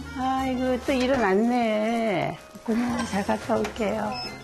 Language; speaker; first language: Korean; native; Korean